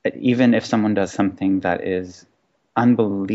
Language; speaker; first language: English; non-native, fluent; Hebrew